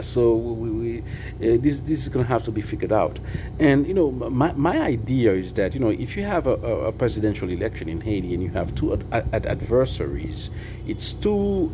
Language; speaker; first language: English; non-native, local second language; Haitian Creole